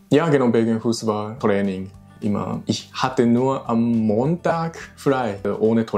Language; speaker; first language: German; non-native, learner; Japanese